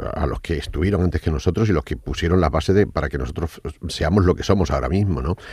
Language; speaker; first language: Spanish; non-native, fluent; Arabic